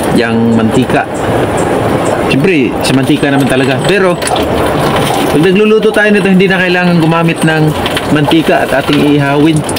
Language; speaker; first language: Filipino; non-native, local second language; Cebuano